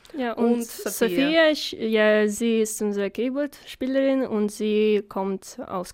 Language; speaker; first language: German; non-native, learner; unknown